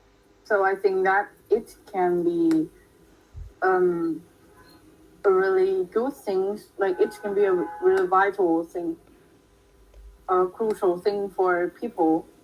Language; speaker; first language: English; non-native, fluent; Vietnamese